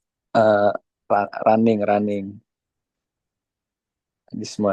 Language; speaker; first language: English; non-native, learner; Indonesian